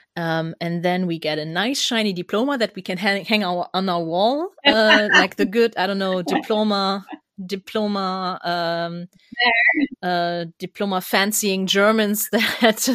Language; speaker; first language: English; non-native, fluent; German